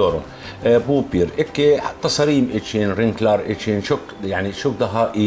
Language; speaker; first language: Turkish; non-native, learner; Arabic